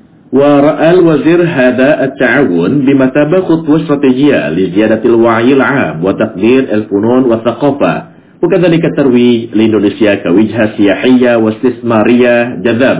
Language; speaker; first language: Arabic; non-native, fluent; Indonesian